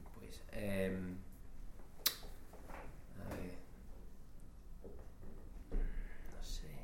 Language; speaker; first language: Spanish; non-native, learner; English